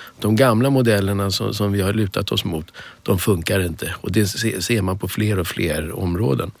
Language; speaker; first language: Swedish; native; Swedish